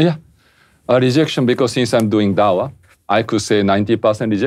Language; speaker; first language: English; non-native, fluent; Japanese